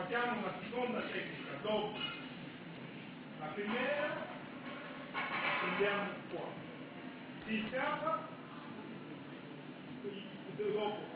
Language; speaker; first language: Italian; non-native, learner; Romanian